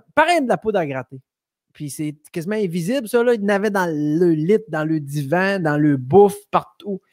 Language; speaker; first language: French; native; French